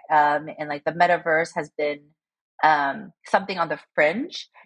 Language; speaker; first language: English; early bilingual, other home language; Korean